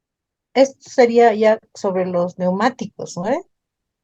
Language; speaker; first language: Spanish; native; Spanish